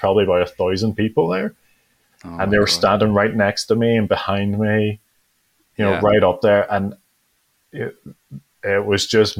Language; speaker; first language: English; native; English